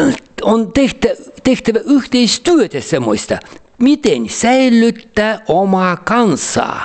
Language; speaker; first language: Finnish; early bilingual, heritage; Finnish